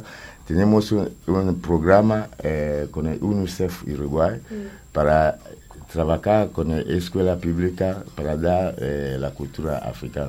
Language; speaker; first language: Spanish; non-native, learner; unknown